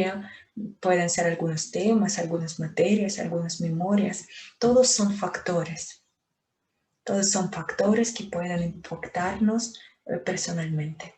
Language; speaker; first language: Spanish; non-native, fluent; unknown